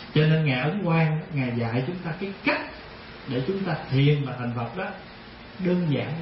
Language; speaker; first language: Vietnamese; early bilingual, heritage; Vietnamese